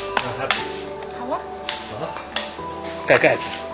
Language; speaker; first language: Chinese; native; Chinese